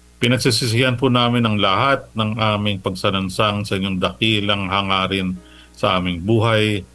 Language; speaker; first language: Filipino; non-native, local second language; Bikol